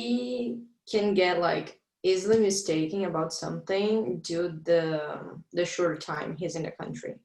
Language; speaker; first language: English; non-native, fluent; Portuguese